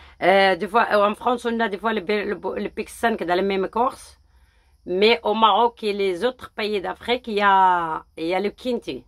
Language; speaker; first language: French; early bilingual, other home language; Arabic